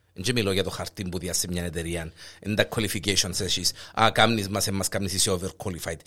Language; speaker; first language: Greek; native; Greek